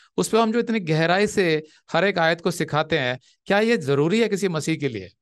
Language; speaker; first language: Hindi; native; Hindi